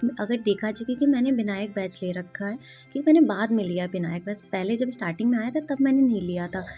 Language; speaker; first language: Hindi; native; Hindi